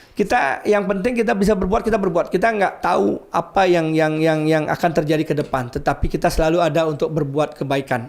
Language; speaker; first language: Indonesian; non-native, local second language; Balinese